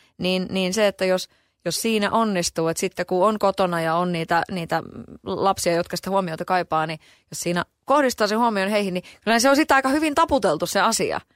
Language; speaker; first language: Finnish; native; Finnish